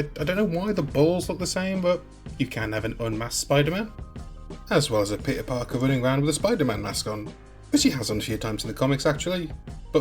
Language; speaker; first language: English; native; English